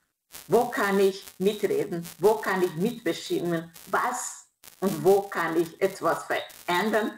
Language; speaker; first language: German; non-native, fluent; Kinyarwanda